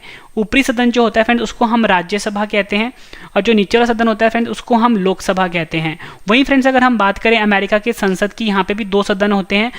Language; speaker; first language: Hindi; native; Hindi